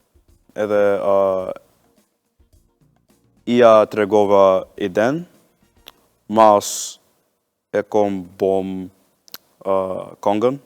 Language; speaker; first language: Albanian; non-native, learner; English